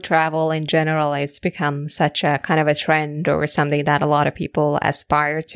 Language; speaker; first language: English; native; English